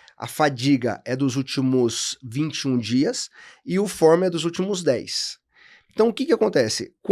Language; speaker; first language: Portuguese; native; Portuguese